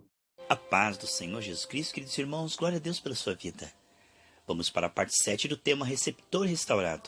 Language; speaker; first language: Portuguese; native; Portuguese